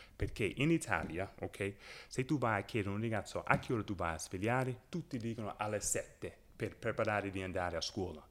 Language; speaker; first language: Italian; non-native, learner; English